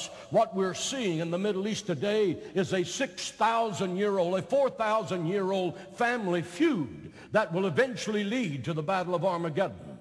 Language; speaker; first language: English; native; English